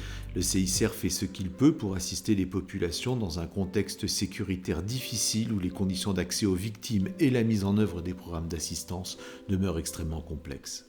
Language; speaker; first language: French; native; French